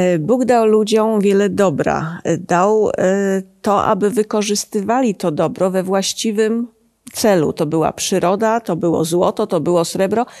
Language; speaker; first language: Polish; native; Polish